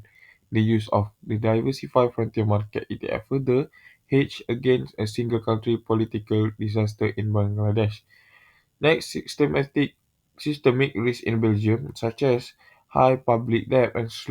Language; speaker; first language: English; non-native, local second language; Malay